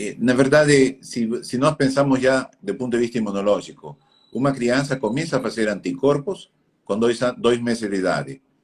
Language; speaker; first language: Portuguese; non-native, fluent; Spanish